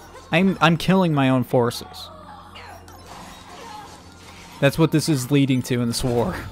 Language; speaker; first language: English; native; English